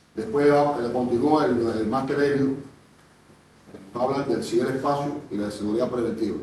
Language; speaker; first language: Spanish; native; Spanish